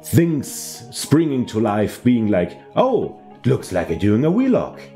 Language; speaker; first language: English; non-native, fluent; German